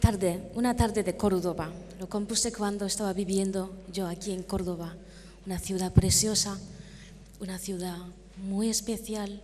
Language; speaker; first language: Spanish; non-native, fluent; Japanese